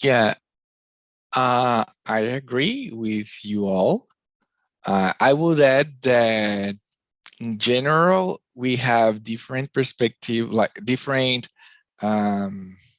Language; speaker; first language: English; non-native, learner; Portuguese